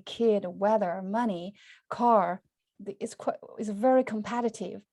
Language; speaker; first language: English; non-native, fluent; Chinese